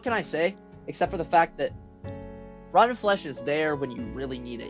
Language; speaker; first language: English; native; English